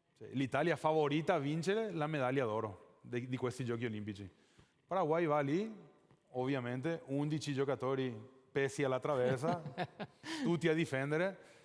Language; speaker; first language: Italian; non-native, fluent; Spanish